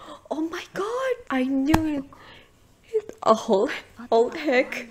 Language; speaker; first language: English; non-native, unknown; Indonesian